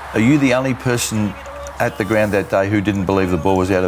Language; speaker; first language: English; native; English